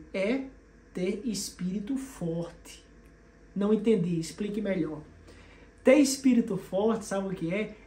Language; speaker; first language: Portuguese; native; Portuguese